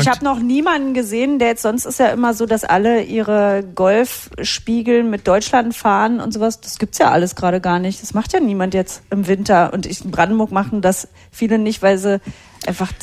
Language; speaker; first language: German; native; German